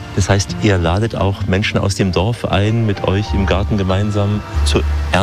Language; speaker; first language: German; native; German